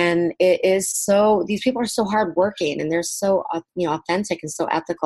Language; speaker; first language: English; early bilingual, other home language; Vietnamese